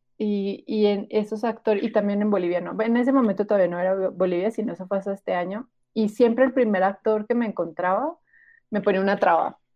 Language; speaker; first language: Spanish; native; Spanish